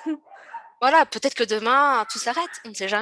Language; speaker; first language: French; native; French